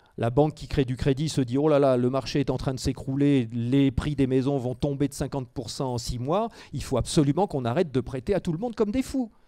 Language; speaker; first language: French; native; French